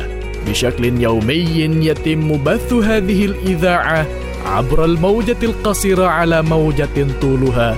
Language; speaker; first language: Arabic; non-native, fluent; Indonesian